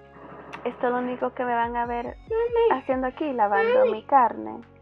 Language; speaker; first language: Spanish; early bilingual, heritage; Spanish